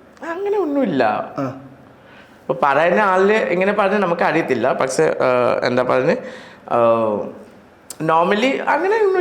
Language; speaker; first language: Malayalam; non-native, learner; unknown